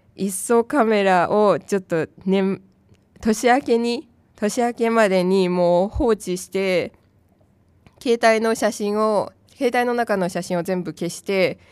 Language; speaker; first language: Japanese; non-native, fluent; Chinese